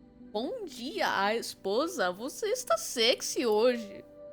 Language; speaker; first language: Portuguese; non-native, learner; English